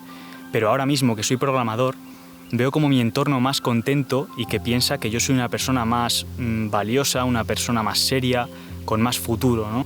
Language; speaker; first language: Spanish; native; Spanish